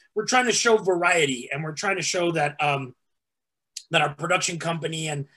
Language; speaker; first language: English; early bilingual, other home language; Spanish